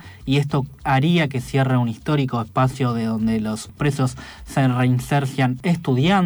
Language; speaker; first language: Spanish; native; Spanish